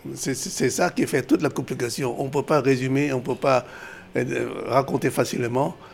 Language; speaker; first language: French; non-native, fluent; Vietnamese